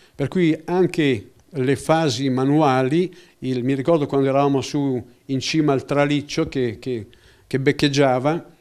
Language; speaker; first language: Italian; native; Italian